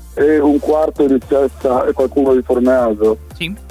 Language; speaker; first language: Italian; native; Italian